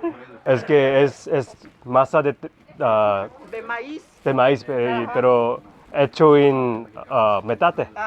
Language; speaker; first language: Spanish; non-native, learner; Korean